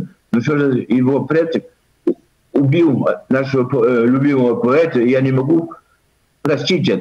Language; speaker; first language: Russian; early bilingual, heritage; Russian